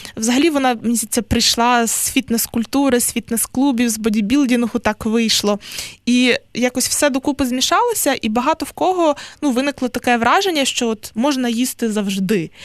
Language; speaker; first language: Ukrainian; native; Ukrainian